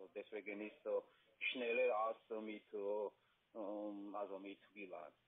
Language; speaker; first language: German; non-native, learner; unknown